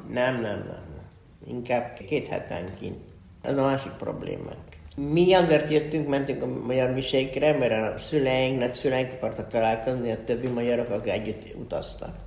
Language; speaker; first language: Hungarian; early bilingual, heritage; Hungarian